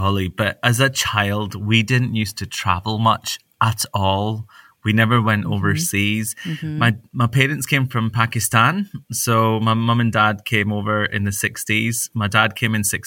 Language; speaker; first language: English; native; English